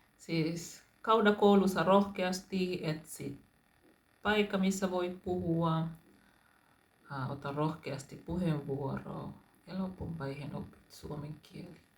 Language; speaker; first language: Finnish; non-native, learner; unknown